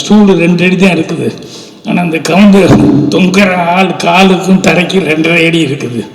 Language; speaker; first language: Tamil; native; Tamil